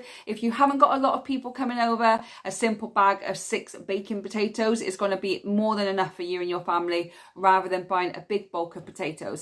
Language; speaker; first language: English; native; English